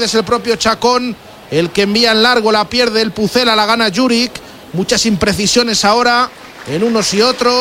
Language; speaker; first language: Spanish; native; Spanish